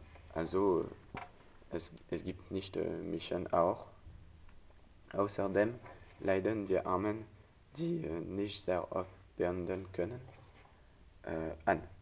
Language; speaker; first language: German; non-native, learner; French